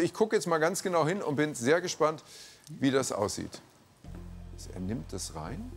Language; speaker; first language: German; native; German